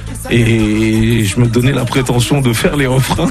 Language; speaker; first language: French; early bilingual, other home language; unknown